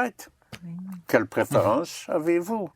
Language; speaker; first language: French; non-native, fluent; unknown